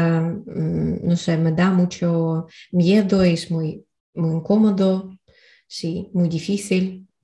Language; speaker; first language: Spanish; non-native, learner; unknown